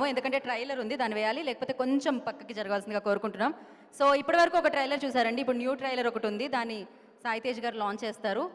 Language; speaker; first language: Telugu; native; Telugu